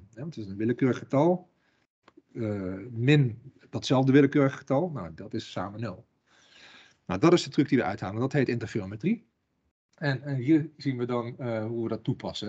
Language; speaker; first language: Dutch; native; Dutch